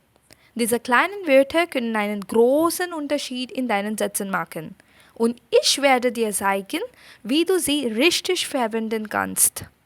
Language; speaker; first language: German; non-native, fluent; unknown